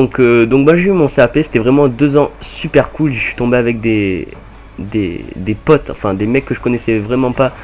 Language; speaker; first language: French; native; French